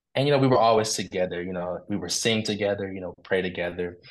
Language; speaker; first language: English; native; English